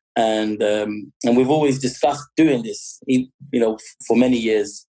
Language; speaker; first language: English; native; English